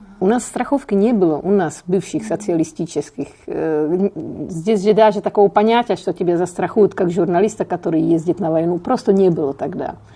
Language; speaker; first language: Russian; non-native, fluent; Czech